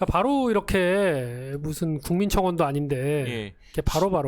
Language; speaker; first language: Korean; native; Korean